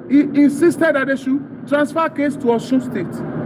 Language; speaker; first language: English; non-native, local second language; Yoruba